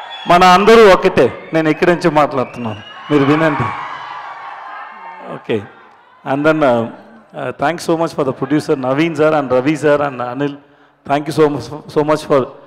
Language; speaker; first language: Telugu; non-native, learner; Tamil